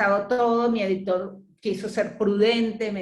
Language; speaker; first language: Spanish; native; Spanish